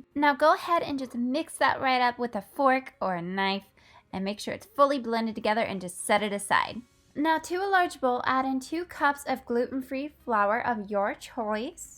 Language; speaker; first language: English; native; English